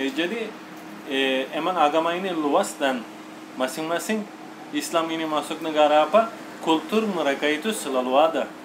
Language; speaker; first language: Indonesian; non-native, fluent; Turkish